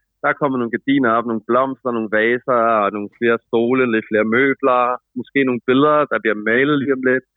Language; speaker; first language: Danish; native; Danish